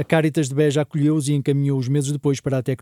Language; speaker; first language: Portuguese; native; Portuguese